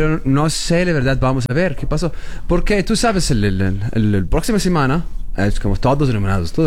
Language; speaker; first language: Spanish; non-native, learner; Arabic